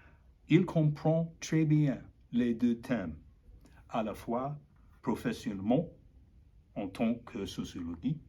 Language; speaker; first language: French; non-native, learner; English